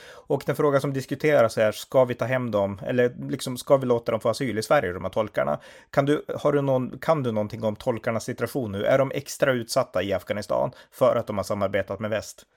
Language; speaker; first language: Swedish; native; Swedish